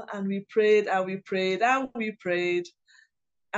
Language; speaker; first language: English; non-native, local second language; Igbo